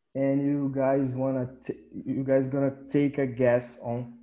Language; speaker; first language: English; non-native, fluent; Portuguese